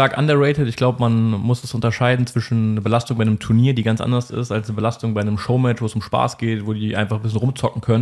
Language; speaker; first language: German; native; German